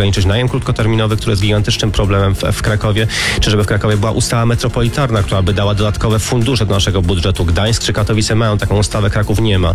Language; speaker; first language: Polish; native; Polish